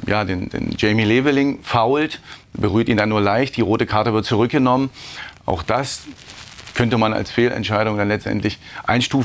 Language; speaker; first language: German; native; German